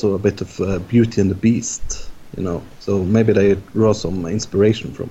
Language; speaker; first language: English; non-native, fluent; Norwegian